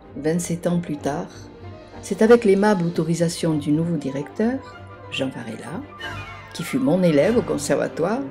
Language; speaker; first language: French; native; French